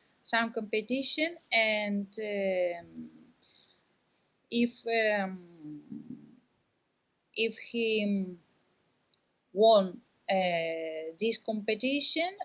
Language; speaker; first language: English; non-native, learner; Spanish